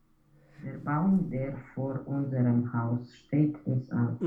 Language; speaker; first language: German; non-native, learner; Romanian